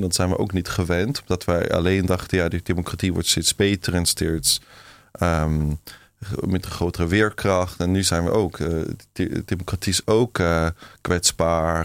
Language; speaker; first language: Dutch; non-native, fluent; German